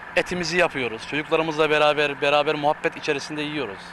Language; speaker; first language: Turkish; native; Turkish